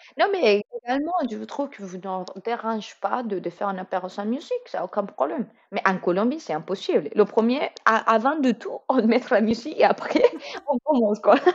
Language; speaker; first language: French; non-native, fluent; Spanish